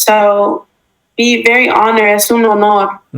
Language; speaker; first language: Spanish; early bilingual, heritage; English